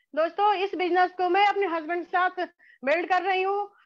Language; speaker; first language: Hindi; native; Hindi